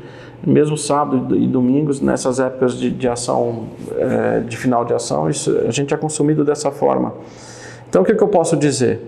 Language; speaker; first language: Portuguese; native; Portuguese